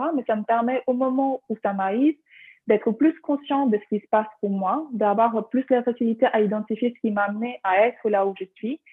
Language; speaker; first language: French; non-native, fluent; Ukrainian